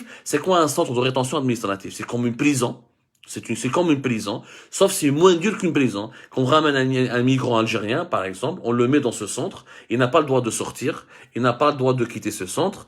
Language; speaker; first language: French; non-native, local second language; Arabic